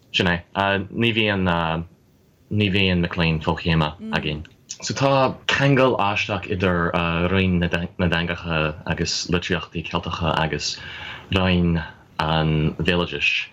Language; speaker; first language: Irish; non-native, fluent; English